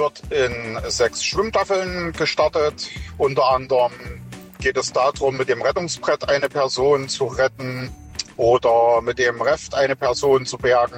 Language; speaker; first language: German; native; German